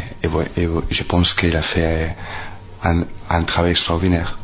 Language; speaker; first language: French; non-native, fluent; Spanish